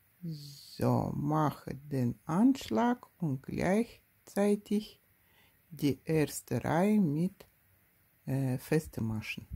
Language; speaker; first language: German; non-native, learner; Russian